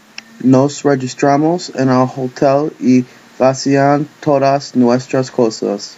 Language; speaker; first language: Spanish; non-native, learner; English